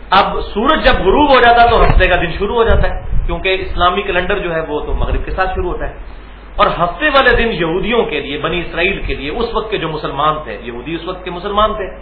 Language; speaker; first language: Urdu; non-native, local second language; Punjabi